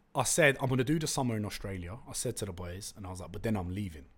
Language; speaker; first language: English; non-native, local second language; Turkish